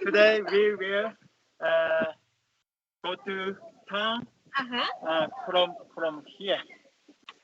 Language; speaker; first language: English; non-native, learner; Japanese